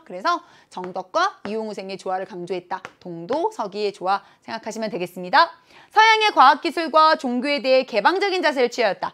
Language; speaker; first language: Korean; native; Korean